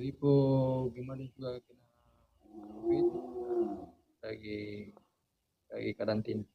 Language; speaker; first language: Indonesian; non-native, fluent; Spanish